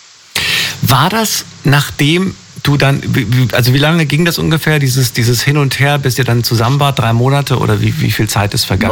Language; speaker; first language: German; native; German